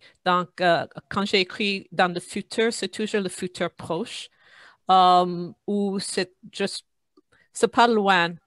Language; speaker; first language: French; non-native, fluent; English